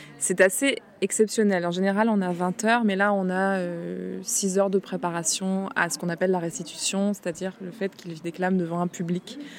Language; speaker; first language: French; native; French